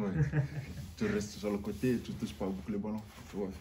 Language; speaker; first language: French; non-native, learner; Fijian